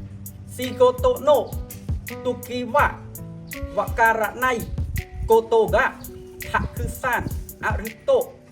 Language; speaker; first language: Japanese; non-native, learner; Khmer